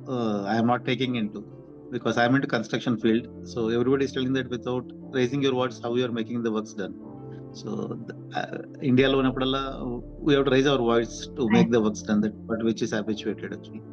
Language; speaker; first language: English; non-native, local second language; Telugu